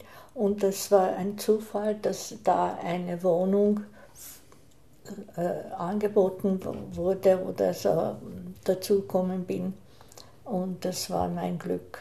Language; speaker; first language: German; non-native, fluent; Hungarian